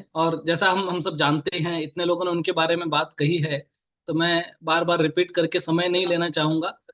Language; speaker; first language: Hindi; native; Hindi